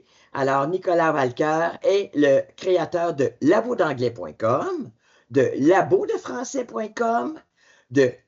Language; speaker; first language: French; native; French